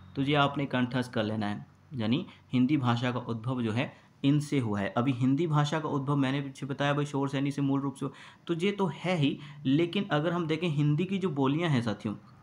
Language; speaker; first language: Hindi; native; Hindi